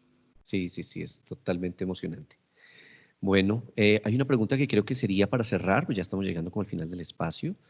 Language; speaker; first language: Spanish; native; Spanish